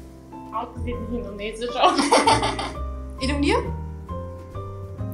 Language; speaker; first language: Indonesian; early bilingual, heritage; German